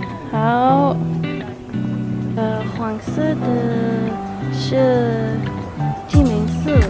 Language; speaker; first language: Chinese; non-native, learner; English